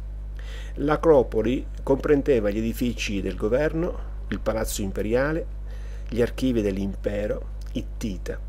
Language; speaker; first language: Italian; native; Italian